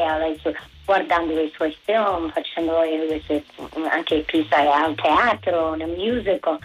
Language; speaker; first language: Italian; non-native, fluent; English